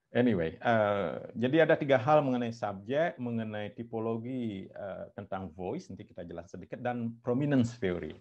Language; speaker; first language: Indonesian; non-native, local second language; Balinese